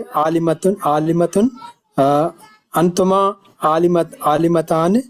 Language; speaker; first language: Arabic; non-native, learner; Urdu